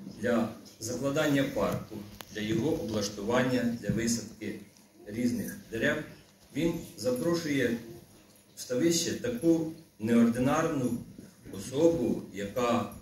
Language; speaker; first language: Ukrainian; native; Ukrainian